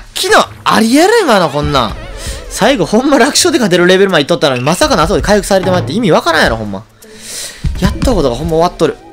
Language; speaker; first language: Japanese; native; Japanese